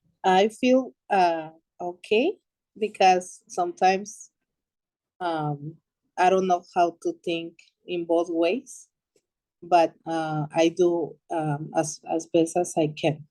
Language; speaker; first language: English; early bilingual, other home language; Spanish